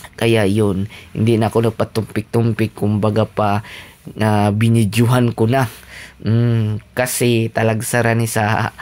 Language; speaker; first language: Filipino; non-native, local second language; Cebuano